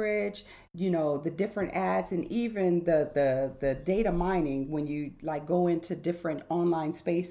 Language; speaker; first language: English; native; English